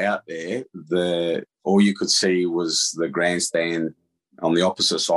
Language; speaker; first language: English; native; English